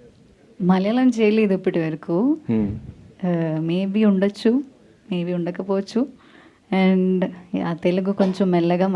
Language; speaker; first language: Telugu; non-native, learner; Malayalam